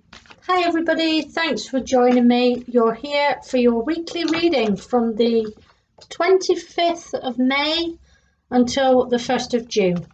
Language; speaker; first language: English; native; English